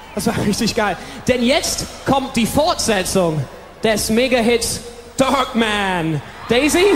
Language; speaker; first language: German; native; German